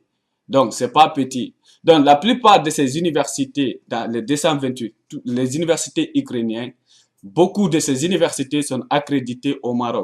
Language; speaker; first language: French; non-native, local second language; Arabic